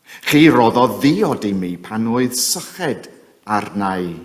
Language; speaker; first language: Welsh; non-native, fluent; English